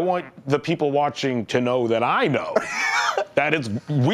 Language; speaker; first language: English; native; English